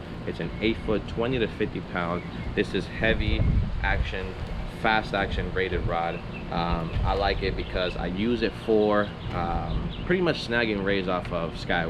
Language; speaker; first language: English; native; English